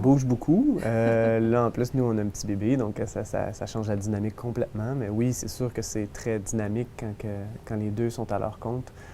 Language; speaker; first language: French; native; French